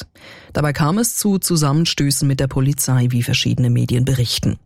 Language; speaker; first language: German; native; German